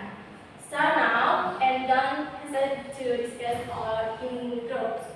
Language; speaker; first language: English; non-native, learner; Indonesian